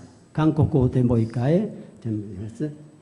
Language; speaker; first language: Japanese; non-native, fluent; Korean